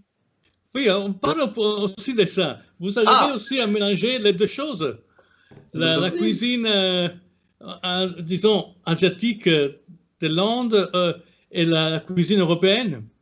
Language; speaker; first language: French; non-native, fluent; Italian